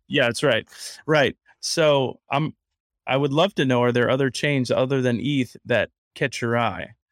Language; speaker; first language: English; native; English